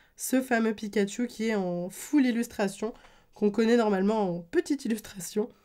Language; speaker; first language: French; native; French